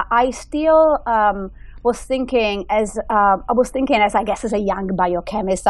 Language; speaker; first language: English; non-native, fluent; Italian